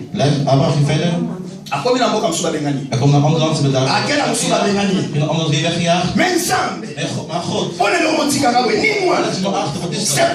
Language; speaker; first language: Dutch; non-native, learner; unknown